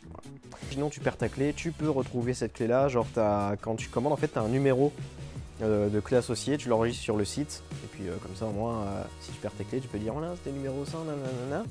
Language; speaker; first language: French; native; French